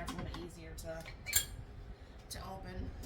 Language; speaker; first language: English; native; English